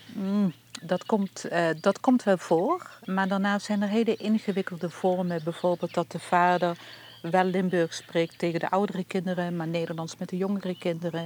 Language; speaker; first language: Dutch; native; Dutch